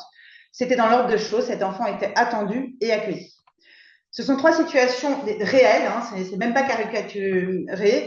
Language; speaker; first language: French; native; French